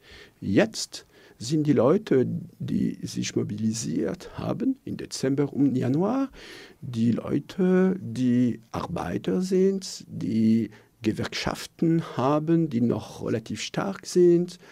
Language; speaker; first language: German; non-native, local second language; French